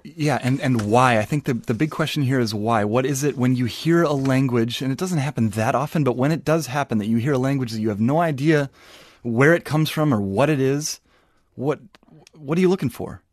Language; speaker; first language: English; native; English